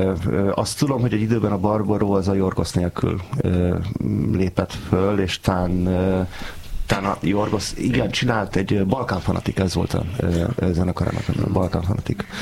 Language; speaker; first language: Hungarian; native; Hungarian